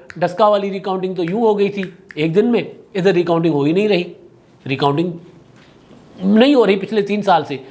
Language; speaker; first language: Urdu; non-native, local second language; Sindhi